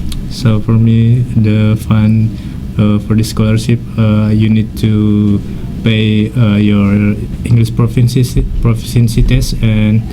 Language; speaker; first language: English; non-native, fluent; Indonesian